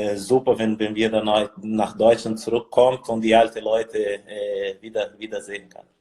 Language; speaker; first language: German; non-native, learner; Portuguese